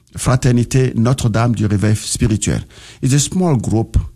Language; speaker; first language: English; non-native, learner; French